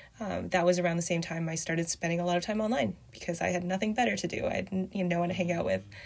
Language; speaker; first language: English; early bilingual, other home language; Chinese